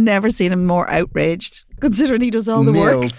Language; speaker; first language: English; native; English